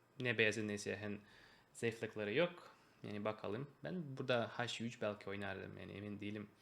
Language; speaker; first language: Turkish; non-native, fluent; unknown